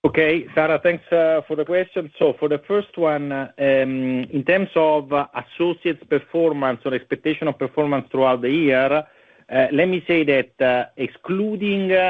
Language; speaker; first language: English; non-native, fluent; Italian